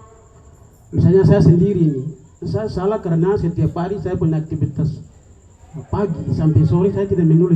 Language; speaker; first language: Indonesian; non-native, local second language; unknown